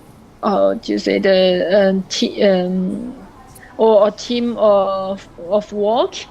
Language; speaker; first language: English; non-native, learner; French